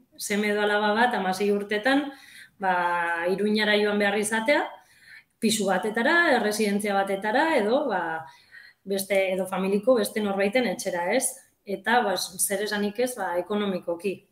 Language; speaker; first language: Basque; native; Basque